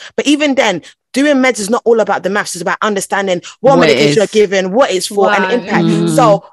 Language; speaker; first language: English; non-native, local second language; Akan